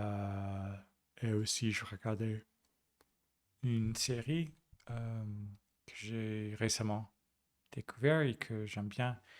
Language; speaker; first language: French; non-native, learner; English